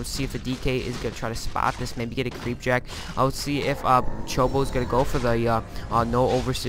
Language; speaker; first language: English; native; English